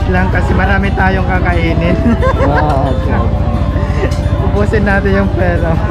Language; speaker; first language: Filipino; native; Filipino